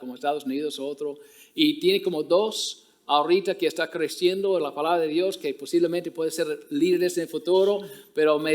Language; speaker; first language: Spanish; non-native, fluent; English